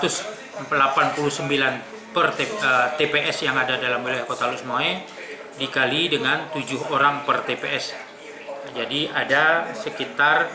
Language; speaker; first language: Indonesian; native; Indonesian